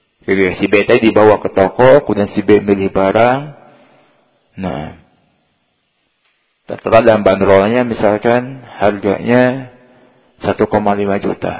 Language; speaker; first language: Indonesian; native; Indonesian